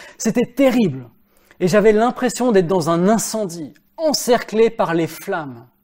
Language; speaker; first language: French; native; French